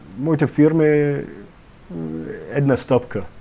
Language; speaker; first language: Bulgarian; non-native, learner; English